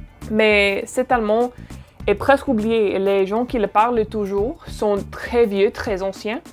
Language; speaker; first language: French; non-native, fluent; English